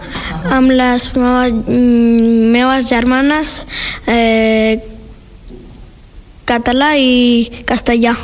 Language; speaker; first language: Catalan; non-native, learner; Georgian